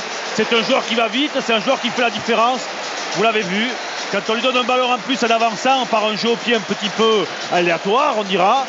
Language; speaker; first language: French; native; French